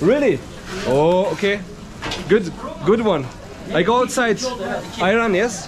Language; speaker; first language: English; non-native, fluent; German